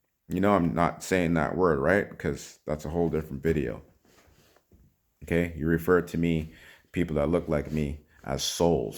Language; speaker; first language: English; native; English